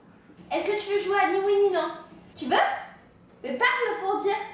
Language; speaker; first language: French; native; French